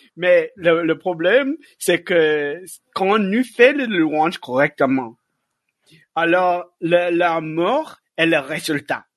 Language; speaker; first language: French; non-native, learner; English